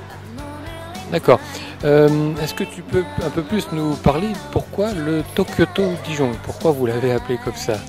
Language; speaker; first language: French; native; French